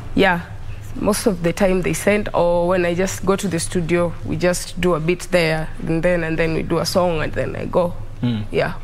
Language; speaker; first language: English; non-native, local second language; Luo (Kenya and Tanzania)